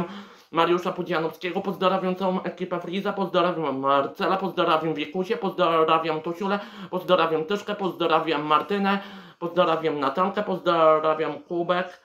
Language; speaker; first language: Polish; native; Polish